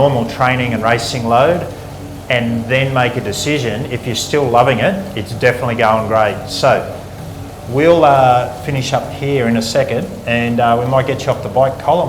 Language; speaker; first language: English; native; English